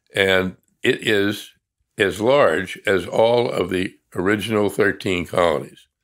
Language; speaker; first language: English; native; English